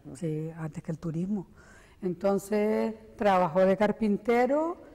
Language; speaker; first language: Spanish; native; Spanish